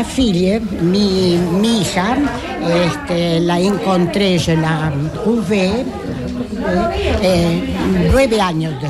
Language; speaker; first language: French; non-native, learner; Spanish